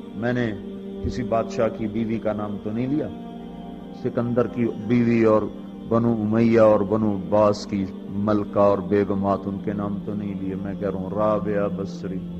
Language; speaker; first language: Urdu; non-native, local second language; Punjabi